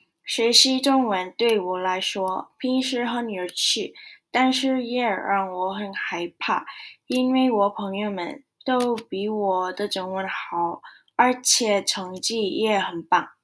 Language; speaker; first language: Chinese; non-native, learner; Korean